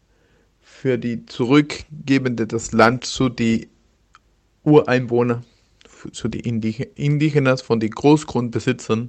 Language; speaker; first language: German; non-native, learner; Spanish